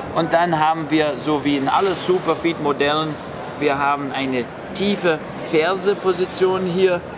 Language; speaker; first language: German; non-native, fluent; English